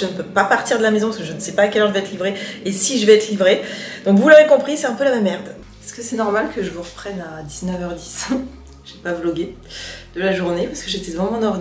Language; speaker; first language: French; native; French